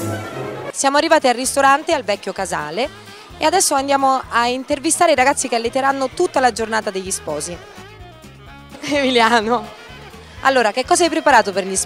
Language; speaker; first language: Italian; native; Italian